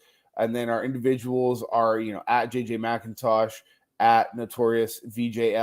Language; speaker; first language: English; native; English